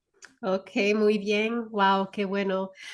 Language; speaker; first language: Spanish; early bilingual, heritage; Spanish